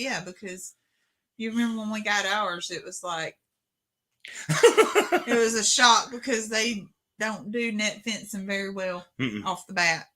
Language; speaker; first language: English; native; English